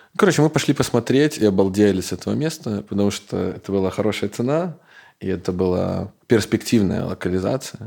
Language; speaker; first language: Russian; native; Russian